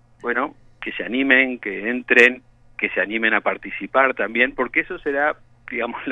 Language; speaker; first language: Spanish; native; Spanish